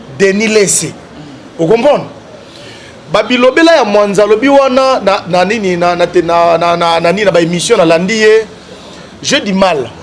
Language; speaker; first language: Lingala; native; Lingala